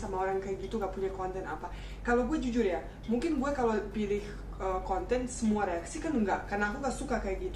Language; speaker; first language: Indonesian; non-native, fluent; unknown